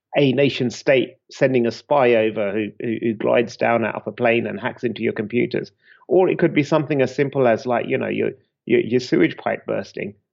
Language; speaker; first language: English; native; English